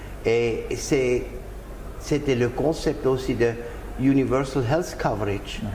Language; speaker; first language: French; non-native, fluent; German